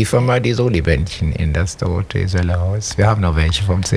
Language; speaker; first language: German; native; German